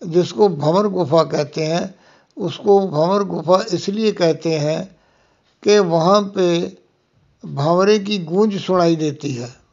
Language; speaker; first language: Hindi; non-native, local second language; Punjabi